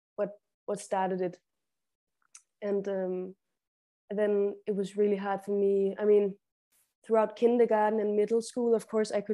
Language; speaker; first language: English; non-native, fluent; Danish